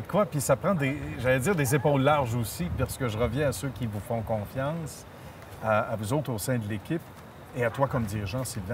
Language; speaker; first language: French; native; French